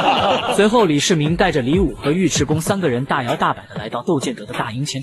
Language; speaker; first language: Chinese; native; Chinese